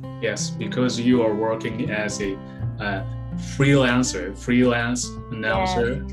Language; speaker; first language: English; non-native, fluent; Japanese